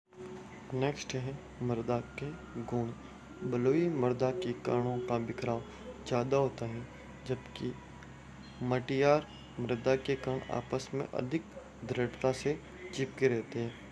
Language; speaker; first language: Hindi; native; Hindi